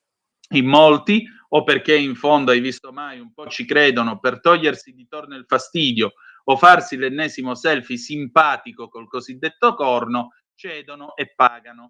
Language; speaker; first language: Italian; native; Italian